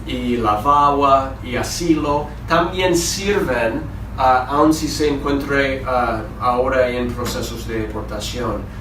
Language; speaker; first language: Spanish; non-native, fluent; English